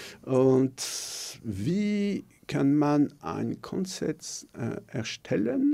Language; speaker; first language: German; non-native, local second language; French